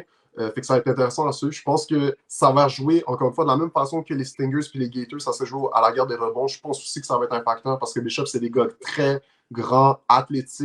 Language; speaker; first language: French; native; French